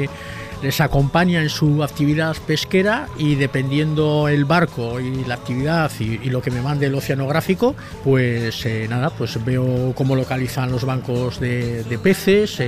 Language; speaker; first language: Spanish; native; Spanish